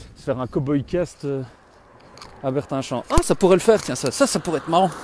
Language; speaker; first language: French; native; French